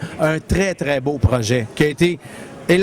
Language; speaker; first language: French; native; French